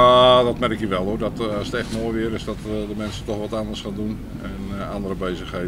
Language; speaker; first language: Dutch; native; Dutch